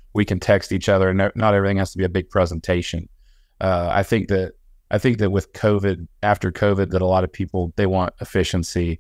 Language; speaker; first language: English; native; English